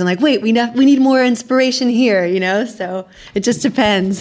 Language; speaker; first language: English; native; English